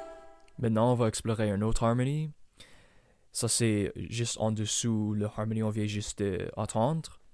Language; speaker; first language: French; non-native, local second language; English